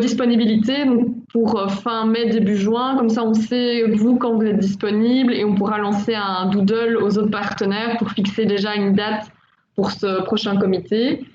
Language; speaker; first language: French; native; French